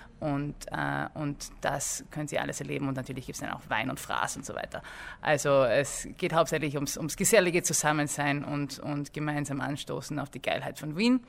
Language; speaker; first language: German; early bilingual, other home language; English